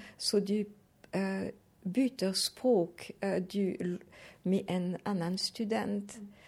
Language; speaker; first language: Swedish; non-native, fluent; French